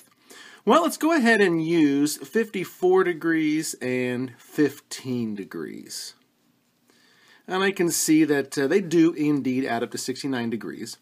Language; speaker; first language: English; native; English